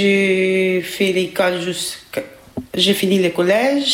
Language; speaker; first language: French; non-native, learner; Albanian